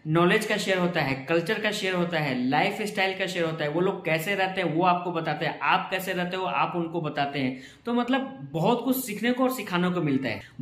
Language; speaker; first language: Hindi; native; Hindi